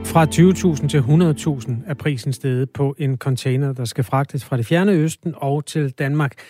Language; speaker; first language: Danish; native; Danish